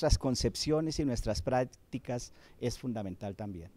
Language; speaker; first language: Spanish; native; Spanish